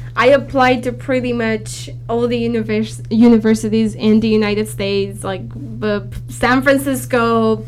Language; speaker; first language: English; non-native, fluent; Romanian